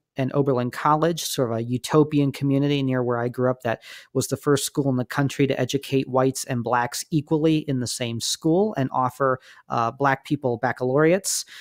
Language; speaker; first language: English; native; English